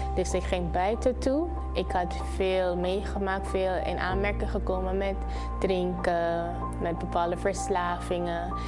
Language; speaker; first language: Dutch; non-native, local second language; Papiamento